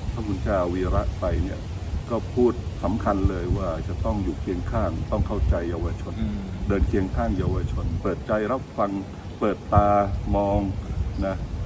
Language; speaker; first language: Thai; native; Thai